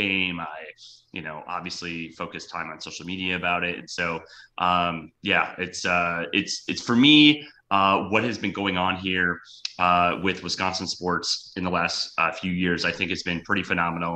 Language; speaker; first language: English; native; English